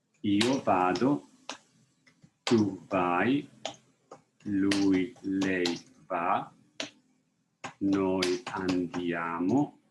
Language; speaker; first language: Italian; non-native, fluent; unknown